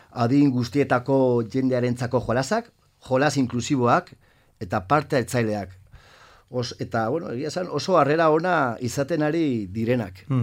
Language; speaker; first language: Basque; non-native, local second language; Spanish